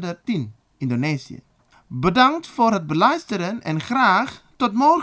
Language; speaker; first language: Dutch; non-native, learner; Indonesian